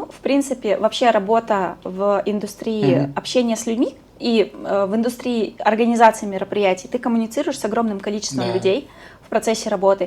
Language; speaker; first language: Russian; native; Russian